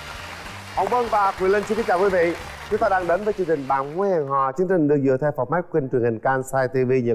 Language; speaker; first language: Vietnamese; native; Vietnamese